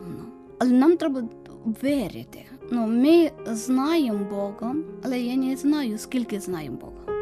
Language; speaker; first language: Ukrainian; non-native, fluent; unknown